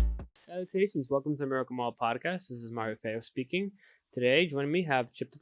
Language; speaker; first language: English; native; English